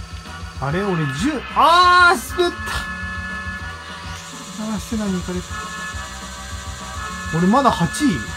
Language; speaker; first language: Japanese; native; Japanese